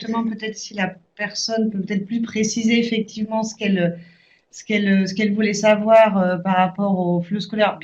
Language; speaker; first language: French; native; French